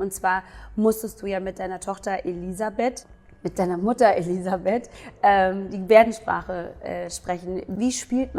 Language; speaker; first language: German; native; German